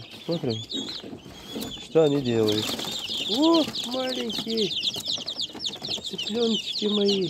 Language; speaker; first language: Russian; non-native, learner; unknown